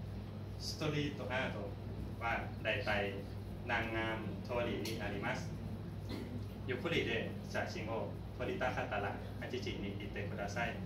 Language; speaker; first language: Japanese; non-native, learner; Thai